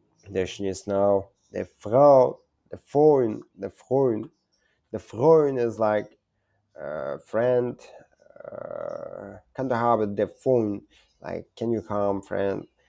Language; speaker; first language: German; non-native, learner; Kurdish